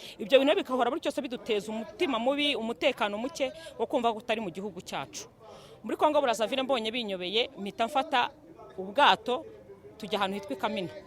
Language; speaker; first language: Kinyarwanda; native; Kinyarwanda